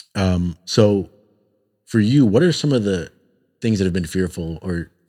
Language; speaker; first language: English; native; English